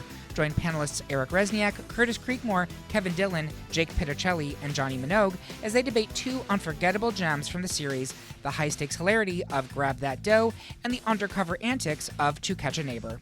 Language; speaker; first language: English; native; English